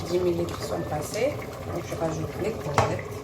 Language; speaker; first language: French; non-native, local second language; Arabic